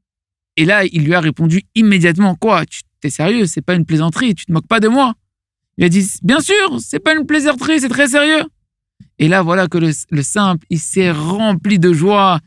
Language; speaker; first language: French; native; French